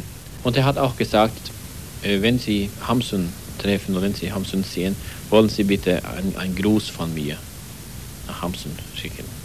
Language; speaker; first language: German; non-native, fluent; Norwegian